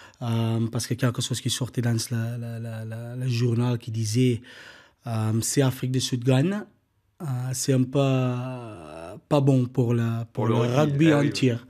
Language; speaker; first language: French; non-native, learner; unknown